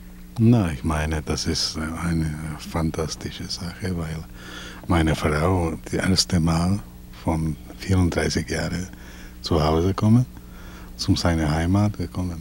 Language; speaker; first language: German; non-native, fluent; Czech